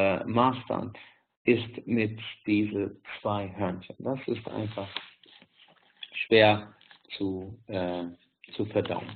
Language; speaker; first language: German; non-native, fluent; Hungarian